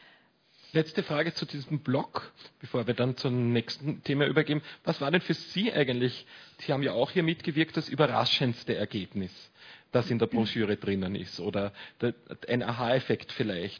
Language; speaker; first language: German; native; German